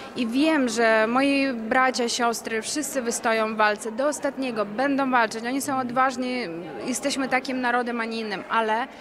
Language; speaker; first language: Polish; non-native, fluent; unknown